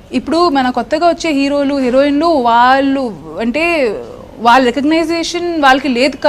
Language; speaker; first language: Telugu; non-native, local second language; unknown